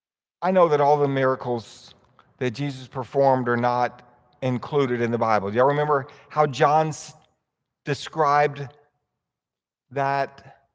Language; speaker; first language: English; native; English